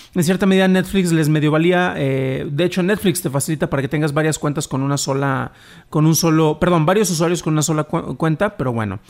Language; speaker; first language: Spanish; native; Spanish